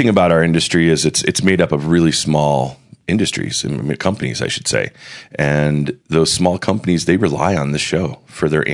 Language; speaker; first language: English; native; English